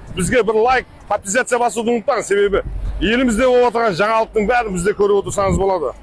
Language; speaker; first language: Uzbek; non-native, local second language; Kara-Kalpak